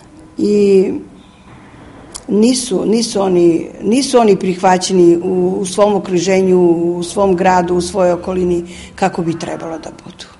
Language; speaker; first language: Serbian; native; Serbian